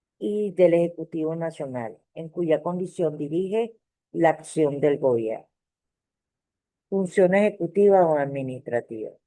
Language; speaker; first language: Spanish; native; Spanish